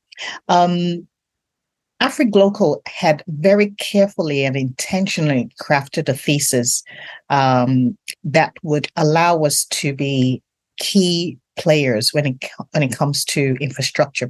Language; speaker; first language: English; non-native, local second language; Yoruba